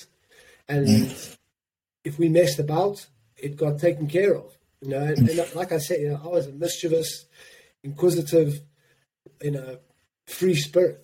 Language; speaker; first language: English; native; English